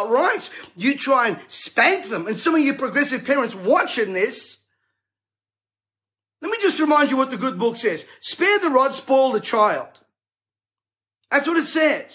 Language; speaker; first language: English; native; English